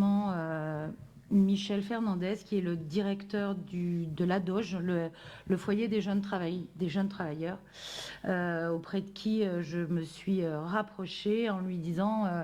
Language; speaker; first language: French; native; French